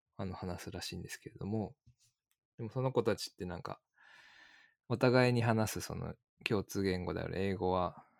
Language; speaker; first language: Japanese; native; Japanese